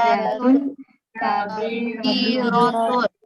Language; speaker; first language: Arabic; non-native, learner; Indonesian